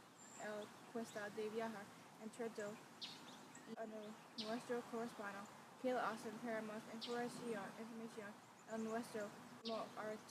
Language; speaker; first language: Spanish; non-native, learner; English